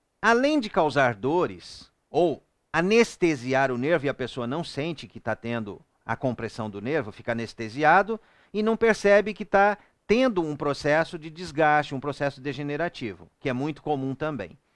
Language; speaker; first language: Portuguese; native; Portuguese